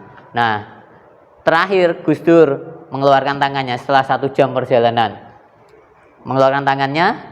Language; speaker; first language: Indonesian; native; Indonesian